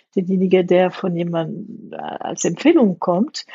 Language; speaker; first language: German; non-native, fluent; French